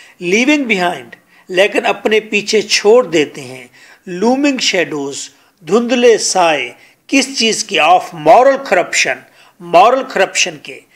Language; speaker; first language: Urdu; non-native, local second language; Punjabi